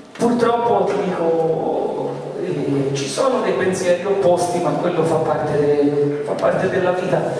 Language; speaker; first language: Italian; early bilingual, other home language; Arabic